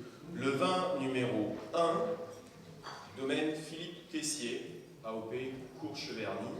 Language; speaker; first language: French; native; French